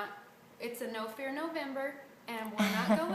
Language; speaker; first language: English; native; English